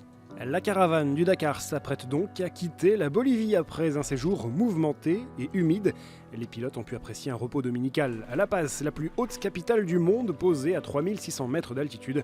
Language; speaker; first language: French; native; French